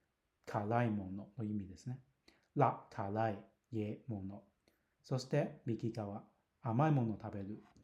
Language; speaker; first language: Japanese; non-native, fluent; Cantonese